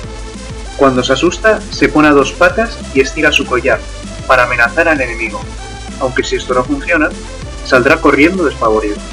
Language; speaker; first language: Spanish; native; Spanish